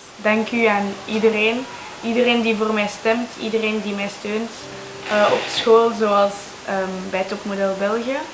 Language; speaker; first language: Dutch; non-native, local second language; French